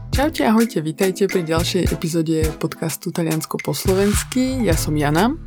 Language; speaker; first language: Slovak; native; Slovak